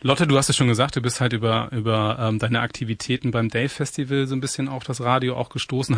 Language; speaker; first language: German; native; German